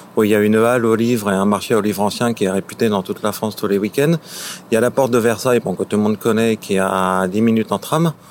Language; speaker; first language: French; native; French